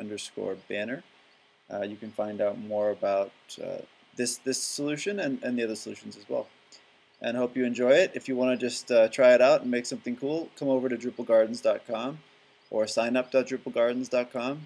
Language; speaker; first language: English; native; English